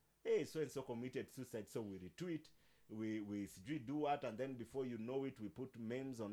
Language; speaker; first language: English; non-native, local second language; Swahili